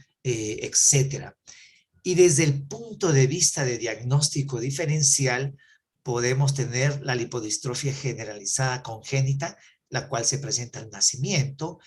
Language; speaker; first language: Spanish; native; Spanish